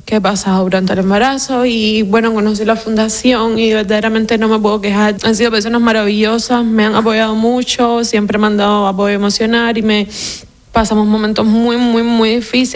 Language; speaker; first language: Spanish; native; Spanish